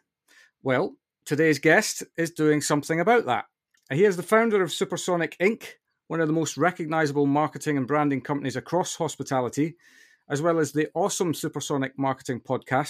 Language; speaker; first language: English; native; English